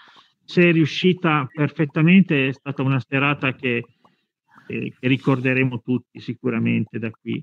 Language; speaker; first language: Italian; native; Italian